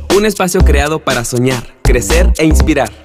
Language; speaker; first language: Spanish; native; Spanish